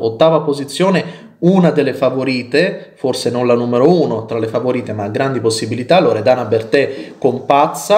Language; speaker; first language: Italian; native; Italian